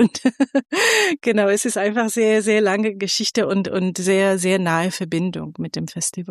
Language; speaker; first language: German; non-native, fluent; Persian